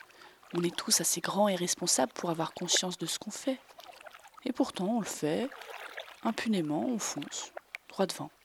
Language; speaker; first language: French; native; French